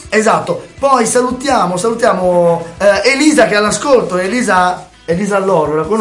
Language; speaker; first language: Italian; native; Italian